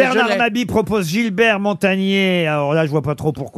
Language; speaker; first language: French; native; French